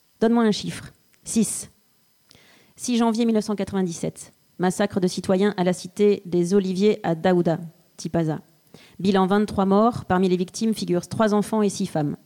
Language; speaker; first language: French; native; French